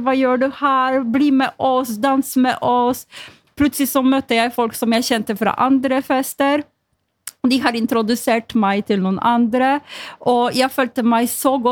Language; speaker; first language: Norwegian; non-native, fluent; Polish